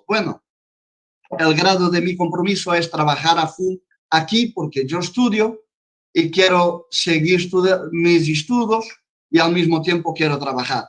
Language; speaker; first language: Spanish; non-native, fluent; Portuguese